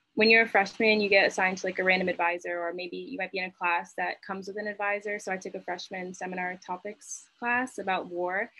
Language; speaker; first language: English; native; English